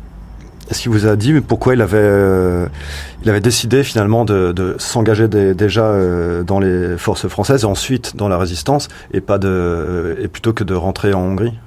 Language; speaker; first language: French; native; French